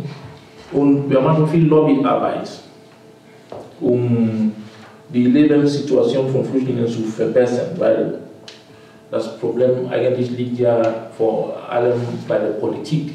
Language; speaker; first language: German; non-native, fluent; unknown